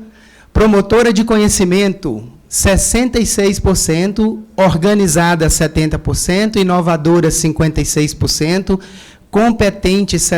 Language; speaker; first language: Portuguese; native; Portuguese